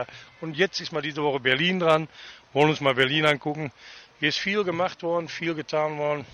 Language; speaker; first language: German; native; German